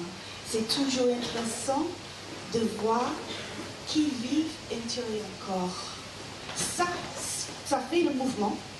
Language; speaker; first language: French; non-native, fluent; English